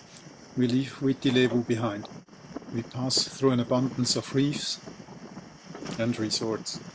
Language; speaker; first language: English; non-native, fluent; German